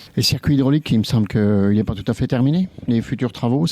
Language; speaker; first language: French; native; French